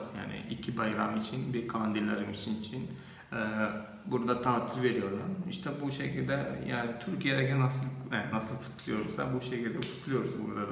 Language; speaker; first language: Turkish; non-native, fluent; Malayalam